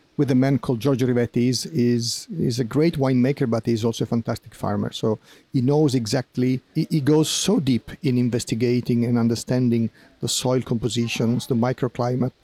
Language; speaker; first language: English; non-native, fluent; Italian